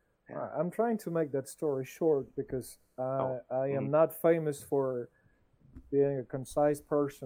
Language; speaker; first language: English; non-native, fluent; French